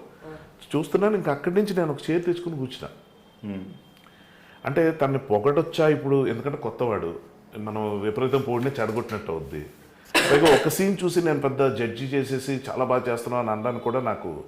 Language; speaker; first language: Telugu; native; Telugu